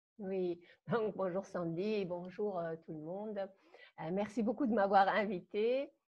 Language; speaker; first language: French; non-native, fluent; German